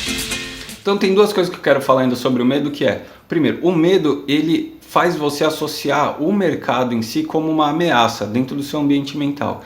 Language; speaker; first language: Portuguese; native; Portuguese